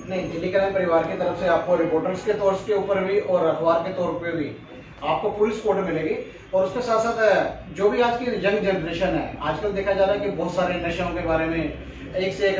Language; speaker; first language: Hindi; native; Hindi